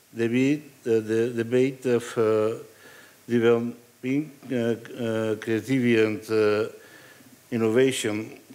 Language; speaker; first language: English; non-native, learner; Bulgarian